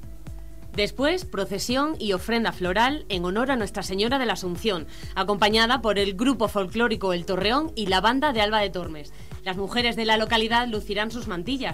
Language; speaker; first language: Spanish; native; Spanish